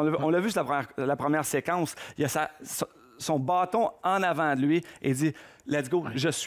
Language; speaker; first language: French; native; French